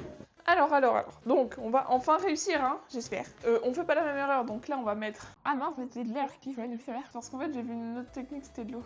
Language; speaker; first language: French; native; French